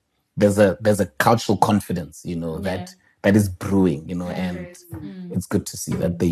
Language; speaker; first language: English; non-native, local second language; Northern Sotho